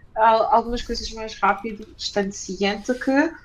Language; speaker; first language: Portuguese; early bilingual, other home language; Ukrainian